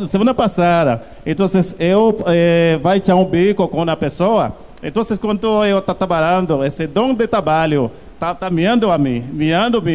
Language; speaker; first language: Portuguese; non-native, learner; Haitian Creole